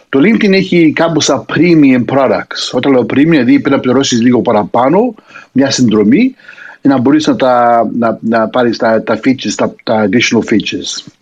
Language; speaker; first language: Greek; early bilingual, heritage; Greek